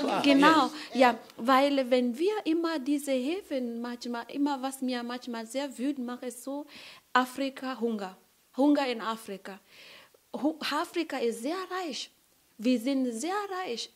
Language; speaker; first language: German; non-native, fluent; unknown